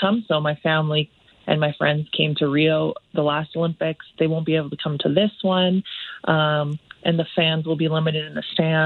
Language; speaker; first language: English; native; English